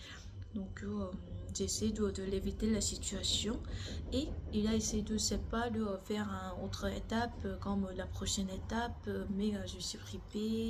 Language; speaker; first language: French; non-native, learner; Korean